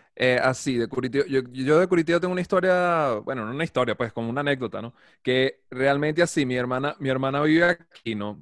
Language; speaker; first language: Spanish; native; Spanish